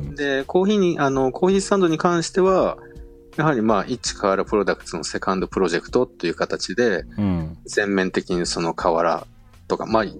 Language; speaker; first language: Japanese; native; Japanese